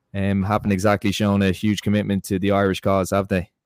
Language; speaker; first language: English; early bilingual, other home language; Portuguese